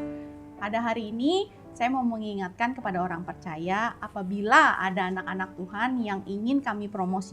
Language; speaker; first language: Indonesian; native; Indonesian